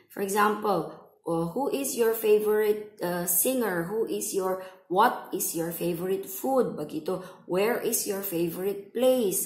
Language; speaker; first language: English; non-native, fluent; Indonesian